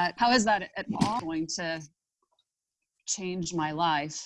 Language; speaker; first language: English; native; English